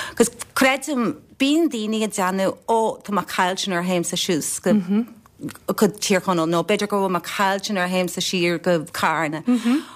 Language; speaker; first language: Irish; non-native, local second language; English